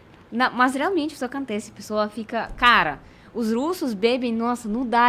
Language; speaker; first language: Portuguese; non-native, fluent; Russian